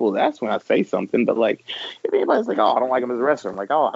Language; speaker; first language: English; native; English